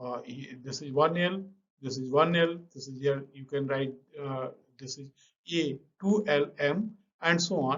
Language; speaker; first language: English; non-native, local second language; Hindi